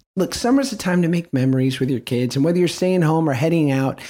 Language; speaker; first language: English; native; English